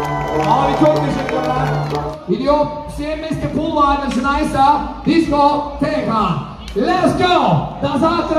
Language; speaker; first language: Russian; non-native, learner; Turkish